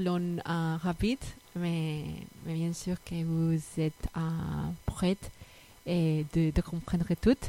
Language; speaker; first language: French; non-native, fluent; Spanish